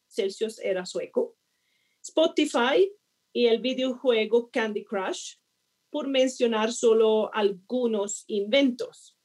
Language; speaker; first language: Spanish; non-native, fluent; Swedish